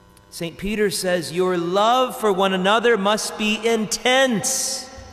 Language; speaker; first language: English; native; English